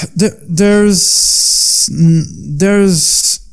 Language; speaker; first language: English; non-native, learner; Portuguese